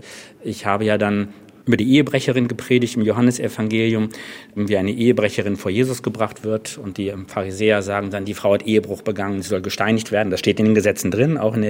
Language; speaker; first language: German; native; German